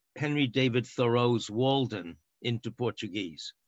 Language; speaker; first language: English; native; English